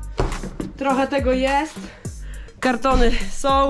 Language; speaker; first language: Polish; native; Polish